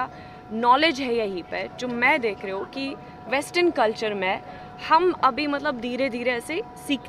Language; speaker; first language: Hindi; non-native, learner; Swedish